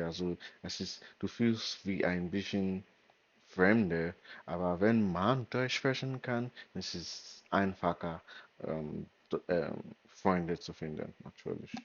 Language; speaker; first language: German; non-native, learner; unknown